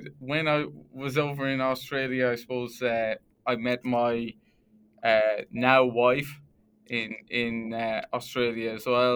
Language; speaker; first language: English; native; English